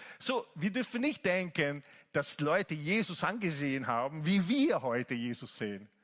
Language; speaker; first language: German; non-native, fluent; Italian